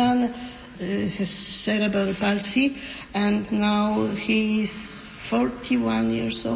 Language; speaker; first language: English; non-native, learner; Polish